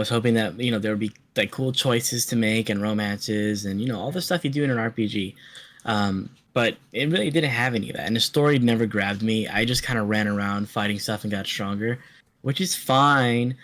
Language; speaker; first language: English; native; English